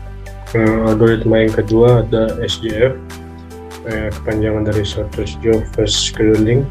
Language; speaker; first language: Indonesian; native; Indonesian